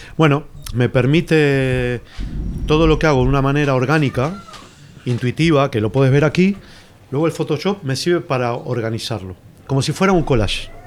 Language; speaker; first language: Spanish; native; Spanish